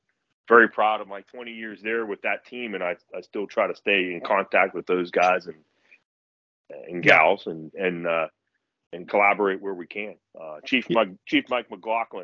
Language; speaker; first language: English; native; English